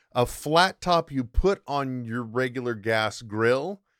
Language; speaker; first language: English; native; English